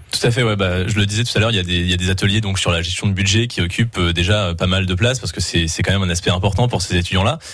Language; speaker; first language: French; native; French